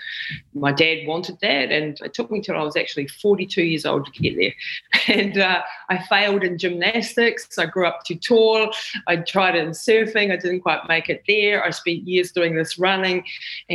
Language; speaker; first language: English; native; English